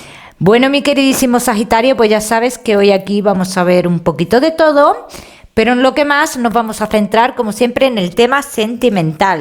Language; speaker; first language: Spanish; native; Spanish